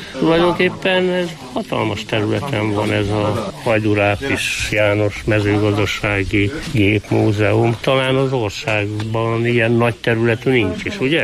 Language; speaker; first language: Hungarian; native; Hungarian